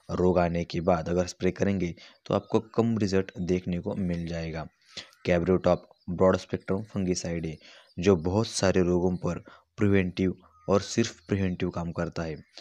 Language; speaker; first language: Hindi; non-native, local second language; Marathi